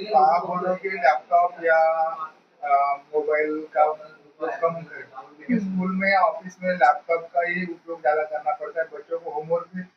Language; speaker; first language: Hindi; non-native, local second language; Marathi